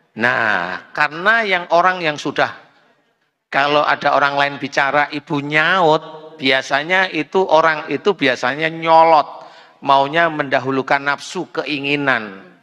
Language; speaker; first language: Indonesian; native; Indonesian